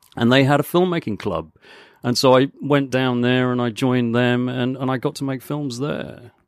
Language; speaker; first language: English; native; English